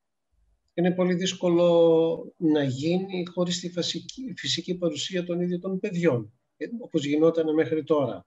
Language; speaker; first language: Greek; native; Greek